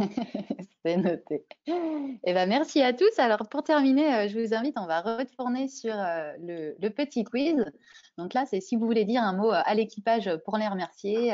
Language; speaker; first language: French; native; French